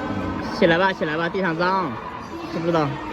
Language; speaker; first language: Chinese; native; Chinese